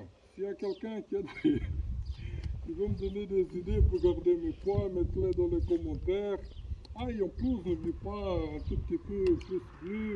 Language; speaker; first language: French; non-native, fluent; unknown